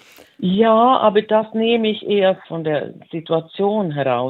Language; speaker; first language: German; non-native, fluent; Swedish